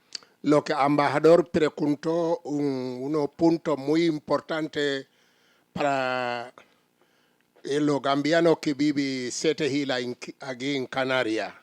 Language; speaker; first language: Spanish; non-native, learner; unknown